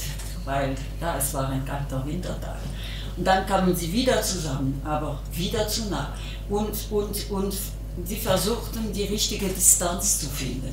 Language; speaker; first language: German; non-native, local second language; French